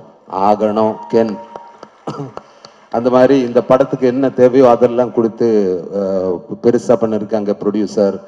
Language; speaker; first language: Tamil; non-native, learner; Malayalam